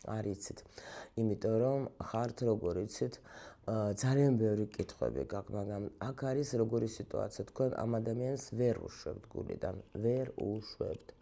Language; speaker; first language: Georgian; non-native, local second language; Russian